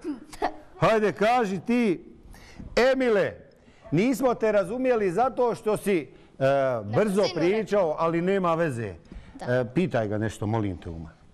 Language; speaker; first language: Bosnian; native; Bosnian